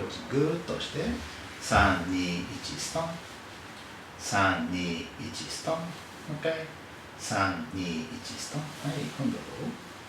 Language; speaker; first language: Japanese; native; Japanese